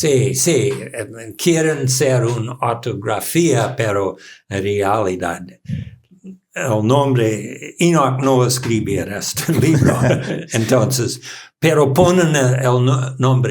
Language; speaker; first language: Spanish; non-native, learner; English